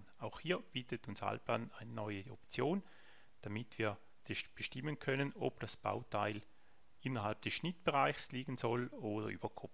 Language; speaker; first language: German; native; German